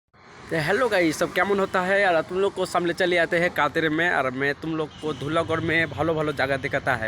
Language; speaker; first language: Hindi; non-native, local second language; Bangla